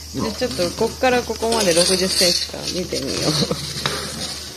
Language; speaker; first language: Japanese; native; Japanese